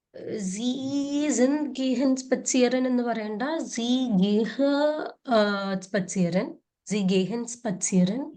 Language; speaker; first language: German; non-native, fluent; Malayalam